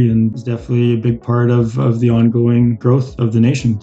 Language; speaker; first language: English; native; English